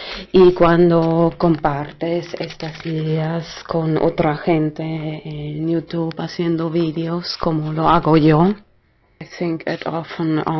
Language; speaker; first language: Spanish; non-native, fluent; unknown